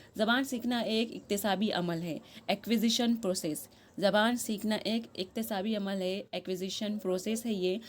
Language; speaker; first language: Urdu; native; Urdu